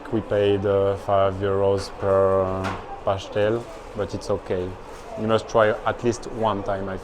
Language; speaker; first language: English; non-native, learner; French